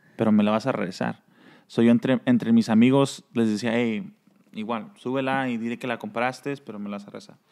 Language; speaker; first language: Spanish; early bilingual, heritage; Spanish